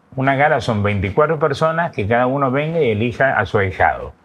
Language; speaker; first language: Spanish; native; Spanish